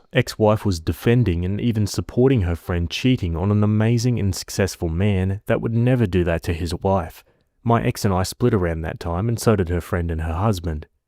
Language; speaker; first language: English; native; English